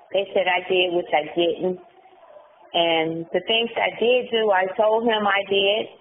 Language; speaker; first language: English; native; English